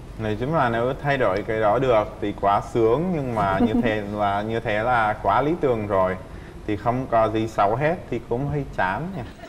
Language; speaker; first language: Vietnamese; non-native, fluent; Czech